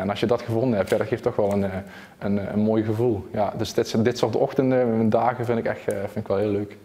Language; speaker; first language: Dutch; native; Dutch